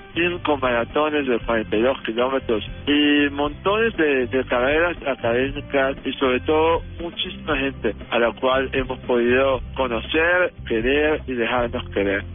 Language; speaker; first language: Spanish; native; Spanish